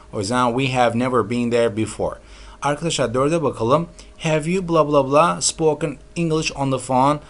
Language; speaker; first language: English; non-native, fluent; Turkish